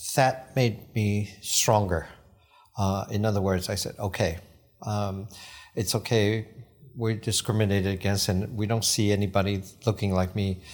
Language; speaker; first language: English; early bilingual, other home language; Cantonese